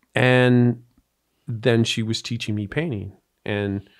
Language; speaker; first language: English; native; English